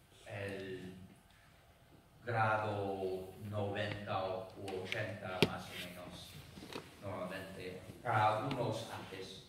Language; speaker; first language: Spanish; non-native, fluent; English